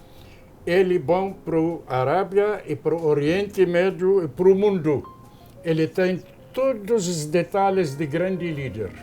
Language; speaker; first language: Portuguese; non-native, fluent; Arabic